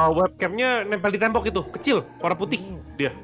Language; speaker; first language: Indonesian; native; Indonesian